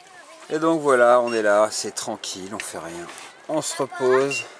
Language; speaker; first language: French; native; French